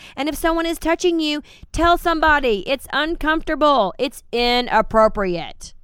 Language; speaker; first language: English; native; English